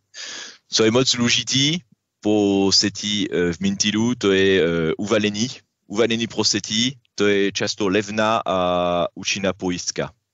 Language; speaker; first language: Czech; non-native, learner; French